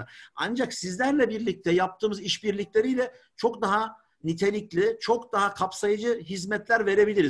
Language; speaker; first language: Turkish; native; Turkish